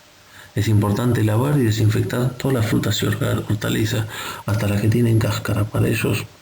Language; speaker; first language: Spanish; native; Spanish